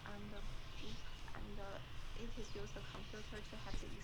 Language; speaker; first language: English; non-native, learner; Chinese